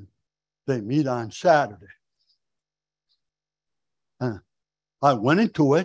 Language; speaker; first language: English; native; English